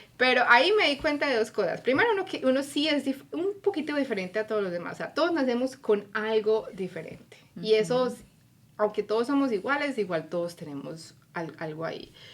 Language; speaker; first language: Spanish; native; Spanish